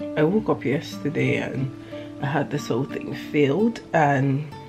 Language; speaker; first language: English; non-native, local second language; Yoruba